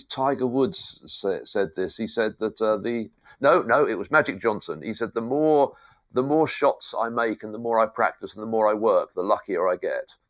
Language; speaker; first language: English; native; English